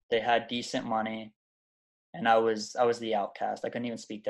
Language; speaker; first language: English; early bilingual, other home language; German